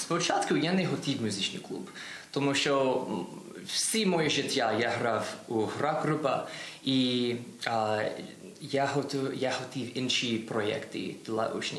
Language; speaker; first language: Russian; non-native, learner; English